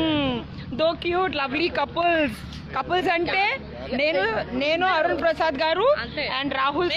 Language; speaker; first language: Telugu; non-native, learner; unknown